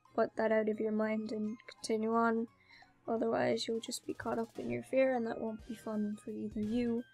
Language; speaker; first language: English; native; English